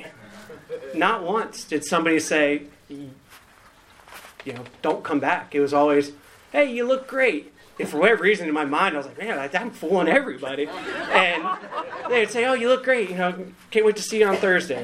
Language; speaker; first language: English; native; English